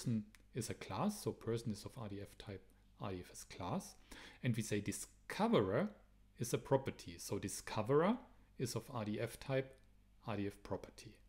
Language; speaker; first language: English; non-native, fluent; German